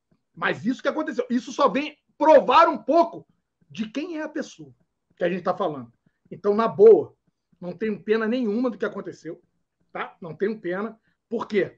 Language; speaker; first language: Portuguese; native; Portuguese